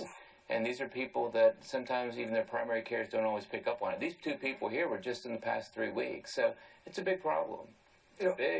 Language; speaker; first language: English; native; English